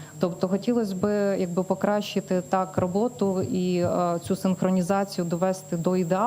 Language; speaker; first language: Ukrainian; native; Ukrainian